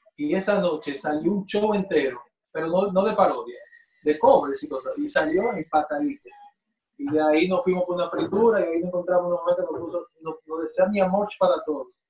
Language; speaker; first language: Spanish; native; Spanish